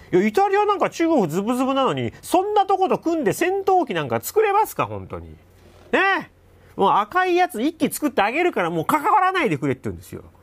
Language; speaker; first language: Japanese; native; Japanese